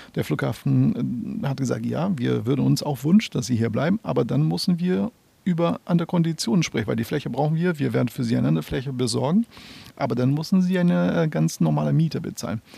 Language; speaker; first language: German; non-native, fluent; Portuguese